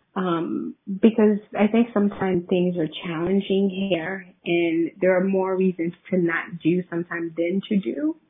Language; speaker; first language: English; early bilingual, other home language; Haitian Creole